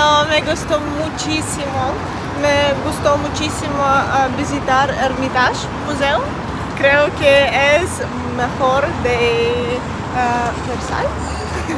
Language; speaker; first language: Spanish; non-native, learner; Russian